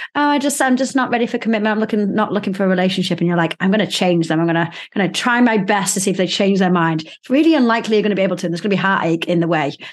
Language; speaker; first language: English; native; English